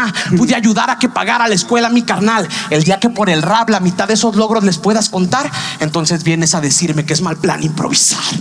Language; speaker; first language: Spanish; native; Spanish